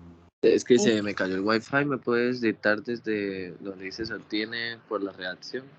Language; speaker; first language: Spanish; native; Spanish